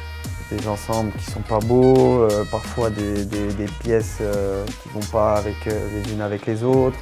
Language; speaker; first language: French; native; French